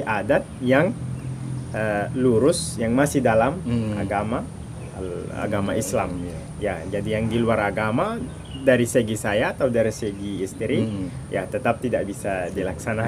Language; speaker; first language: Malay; non-native, fluent; Arabic